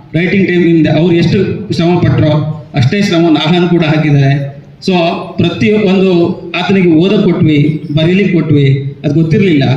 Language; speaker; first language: Kannada; native; Kannada